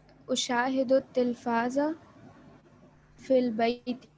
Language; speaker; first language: Arabic; non-native, learner; Urdu